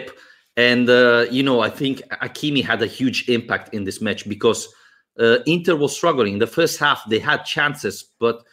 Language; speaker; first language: English; non-native, fluent; Italian